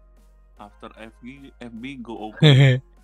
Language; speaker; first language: English; non-native, learner; Indonesian